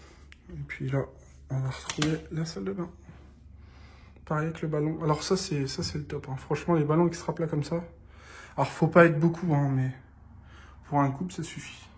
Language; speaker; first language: French; native; French